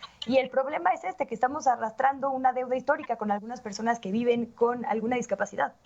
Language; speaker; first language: Spanish; native; Spanish